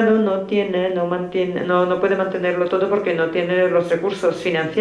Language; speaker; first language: Spanish; native; Spanish